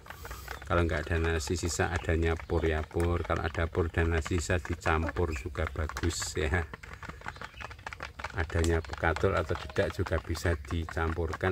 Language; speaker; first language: Indonesian; native; Indonesian